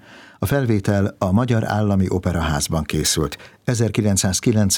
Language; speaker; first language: Hungarian; native; Hungarian